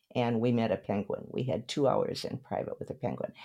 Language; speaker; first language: English; native; English